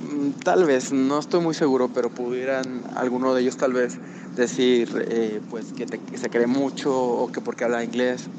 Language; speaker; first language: Spanish; native; Spanish